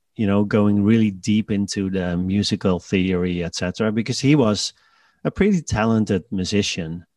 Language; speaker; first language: English; non-native, fluent; Dutch